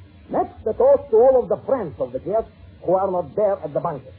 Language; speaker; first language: English; non-native, fluent; Russian